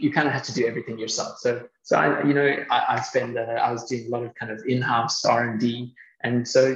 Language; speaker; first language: English; native; English